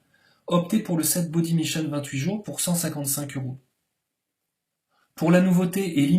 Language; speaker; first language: French; native; French